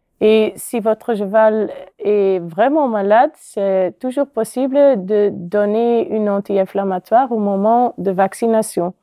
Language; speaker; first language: French; non-native, local second language; Dutch